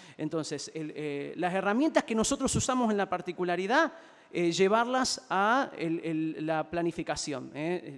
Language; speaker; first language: Spanish; native; Spanish